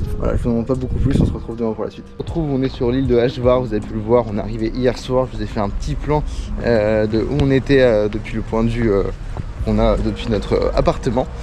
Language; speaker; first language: French; native; French